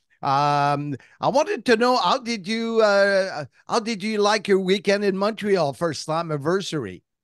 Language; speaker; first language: English; non-native, fluent; French